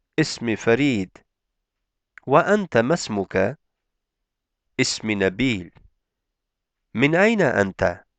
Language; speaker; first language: Arabic; non-native, fluent; Turkish